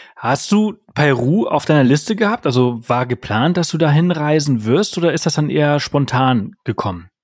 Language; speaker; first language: German; early bilingual, heritage; German